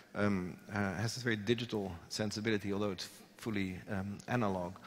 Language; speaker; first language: English; non-native, fluent; Dutch